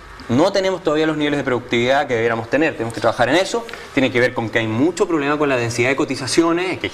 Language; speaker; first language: Spanish; native; Spanish